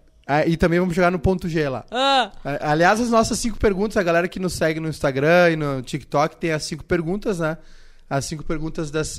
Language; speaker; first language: Portuguese; native; Portuguese